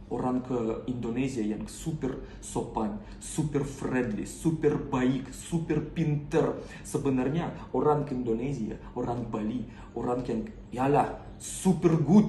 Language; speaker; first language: Indonesian; non-native, learner; Russian